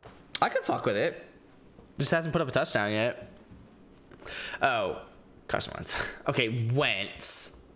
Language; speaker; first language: English; native; English